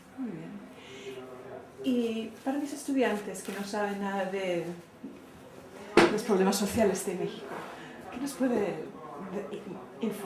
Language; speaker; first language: Spanish; non-native, fluent; English